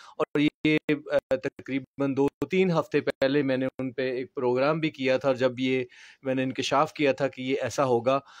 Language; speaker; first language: Urdu; non-native, local second language; Punjabi